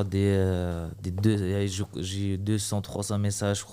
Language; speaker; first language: French; early bilingual, other home language; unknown